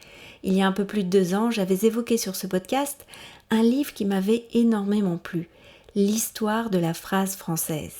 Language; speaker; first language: French; native; French